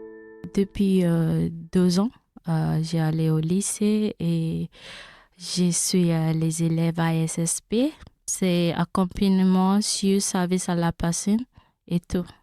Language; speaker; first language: French; non-native, learner; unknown